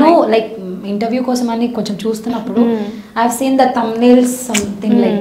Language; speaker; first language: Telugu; native; Telugu